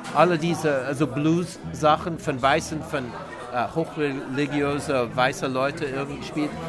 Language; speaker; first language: German; non-native, fluent; English